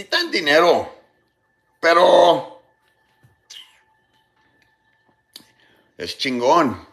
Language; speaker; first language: Spanish; non-native, learner; English